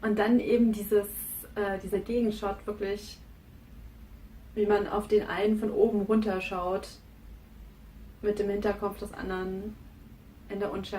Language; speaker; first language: German; native; German